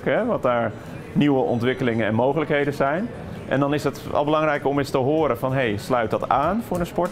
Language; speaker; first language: Dutch; native; Dutch